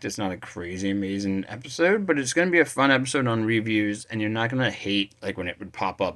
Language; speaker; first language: English; native; English